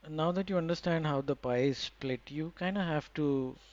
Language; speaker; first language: English; non-native, local second language; Urdu